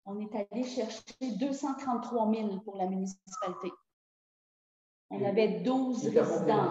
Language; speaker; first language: French; native; French